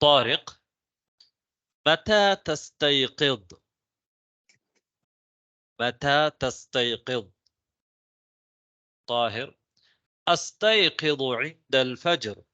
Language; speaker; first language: Arabic; non-native, fluent; Tamil